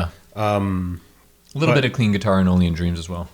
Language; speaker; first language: English; native; English